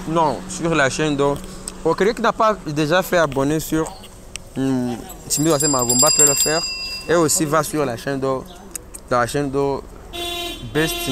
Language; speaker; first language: French; non-native, learner; Rundi